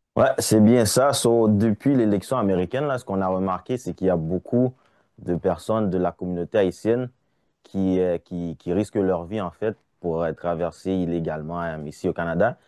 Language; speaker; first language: French; non-native, local second language; Haitian Creole